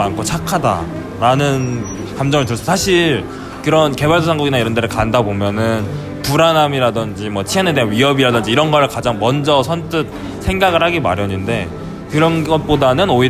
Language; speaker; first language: Korean; native; Korean